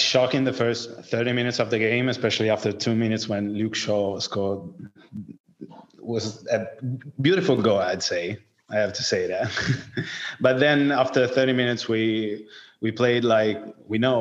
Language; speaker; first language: English; non-native, fluent; Italian